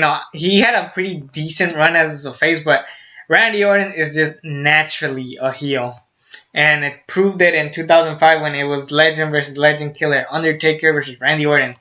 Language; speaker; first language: English; native; English